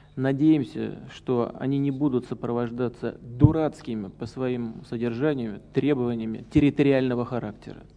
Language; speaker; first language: Russian; native; Russian